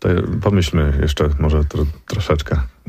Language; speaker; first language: Polish; native; Polish